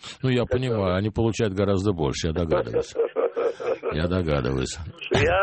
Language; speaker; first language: Russian; native; Russian